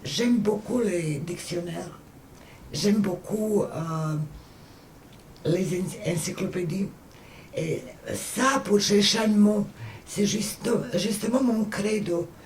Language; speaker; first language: French; non-native, fluent; Serbian